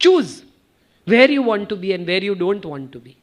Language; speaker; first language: English; non-native, local second language; Gujarati